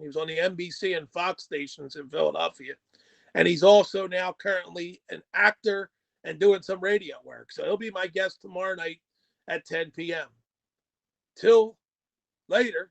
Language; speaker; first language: English; native; English